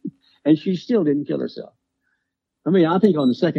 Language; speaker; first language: English; native; English